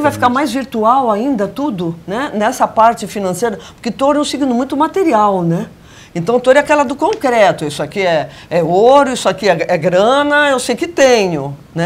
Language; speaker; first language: Portuguese; native; Portuguese